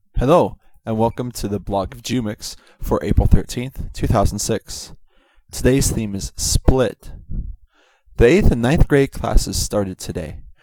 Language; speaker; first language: English; native; English